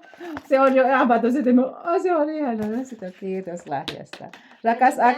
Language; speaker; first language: Finnish; non-native, learner; Filipino